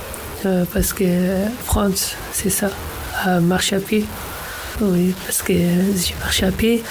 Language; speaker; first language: French; non-native, learner; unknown